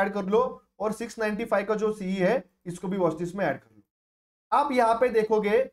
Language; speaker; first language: Hindi; non-native, local second language; Marathi